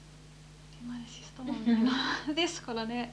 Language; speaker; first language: Greek; early bilingual, heritage; Greek